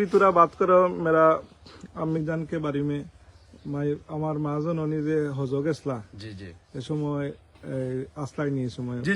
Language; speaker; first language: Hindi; non-native, learner; Bangla